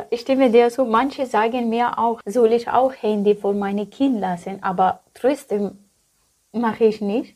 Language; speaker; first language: German; non-native, learner; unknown